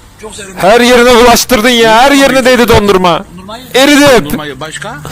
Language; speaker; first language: Turkish; native; Turkish